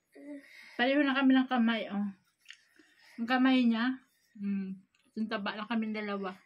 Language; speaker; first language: Filipino; non-native, local second language; Cebuano